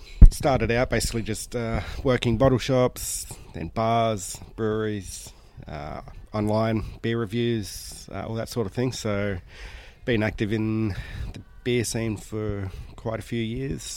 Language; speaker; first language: English; native; English